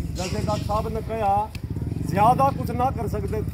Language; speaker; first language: Hindi; native; Hindi